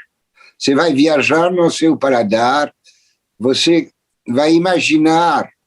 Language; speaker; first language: Portuguese; non-native, fluent; French